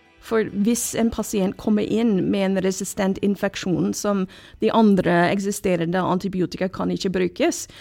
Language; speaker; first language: Norwegian; non-native, fluent; English